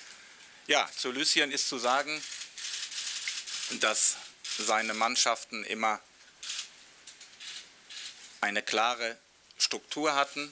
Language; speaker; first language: German; native; German